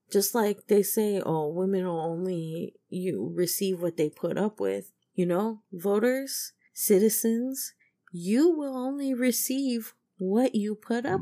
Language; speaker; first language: English; native; English